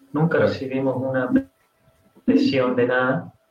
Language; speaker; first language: Spanish; native; Spanish